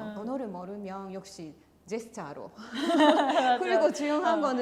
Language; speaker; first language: Korean; non-native, fluent; Japanese